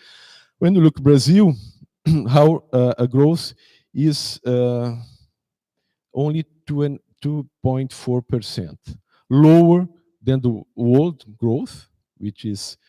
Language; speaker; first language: English; non-native, fluent; Portuguese